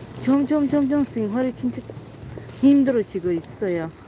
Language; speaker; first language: Korean; non-native, learner; Tajik